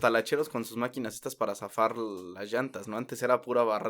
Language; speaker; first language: Spanish; native; Spanish